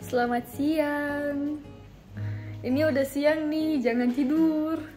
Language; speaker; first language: Indonesian; non-native, fluent; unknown